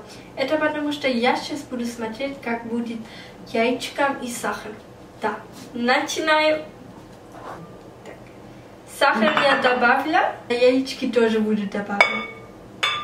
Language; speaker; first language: Russian; early bilingual, heritage; German